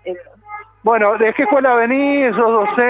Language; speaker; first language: Spanish; native; Spanish